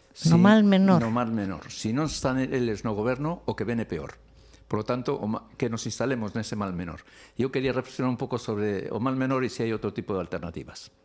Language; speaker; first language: Galician; non-native, local second language; Spanish